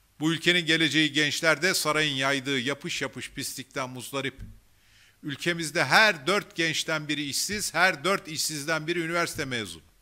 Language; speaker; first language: Turkish; native; Turkish